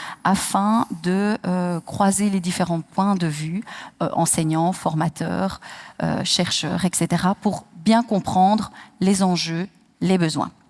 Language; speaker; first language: French; native; French